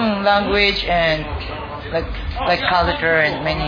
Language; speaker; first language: English; non-native, fluent; Japanese